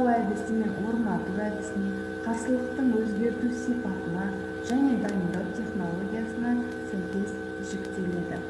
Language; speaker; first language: Kazakh; native; Kazakh